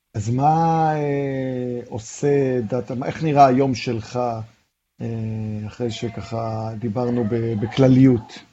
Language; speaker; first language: Hebrew; native; Hebrew